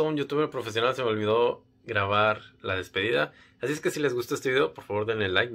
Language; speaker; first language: Spanish; native; Spanish